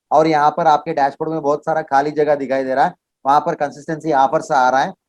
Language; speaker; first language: Hindi; non-native, local second language; Kannada